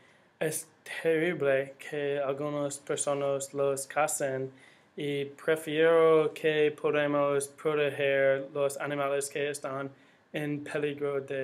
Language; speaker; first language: Spanish; non-native, learner; English